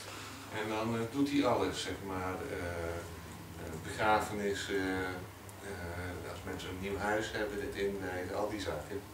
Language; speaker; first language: Dutch; native; Dutch